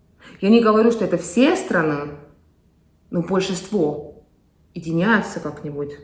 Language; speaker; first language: Russian; non-native, fluent; Estonian